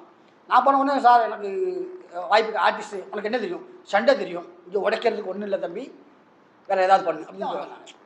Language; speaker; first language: Tamil; native; Tamil